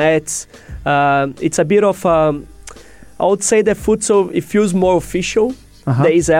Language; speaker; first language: English; non-native, fluent; Portuguese